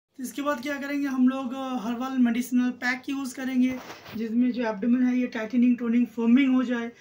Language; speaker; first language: Hindi; non-native, local second language; Bangla